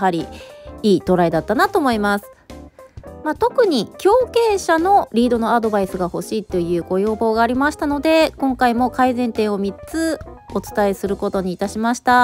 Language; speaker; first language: Japanese; native; Japanese